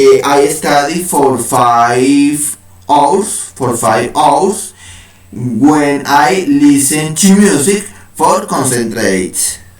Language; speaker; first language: English; non-native, learner; Spanish